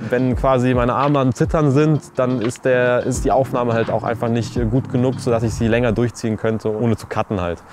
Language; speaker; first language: German; early bilingual, other home language; Russian